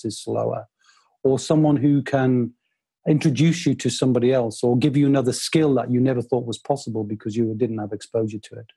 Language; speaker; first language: English; native; English